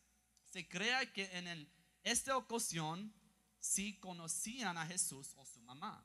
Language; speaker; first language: Spanish; early bilingual, heritage; English